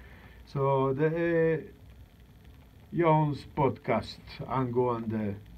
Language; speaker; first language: Swedish; non-native, fluent; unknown